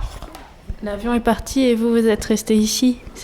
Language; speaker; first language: French; native; French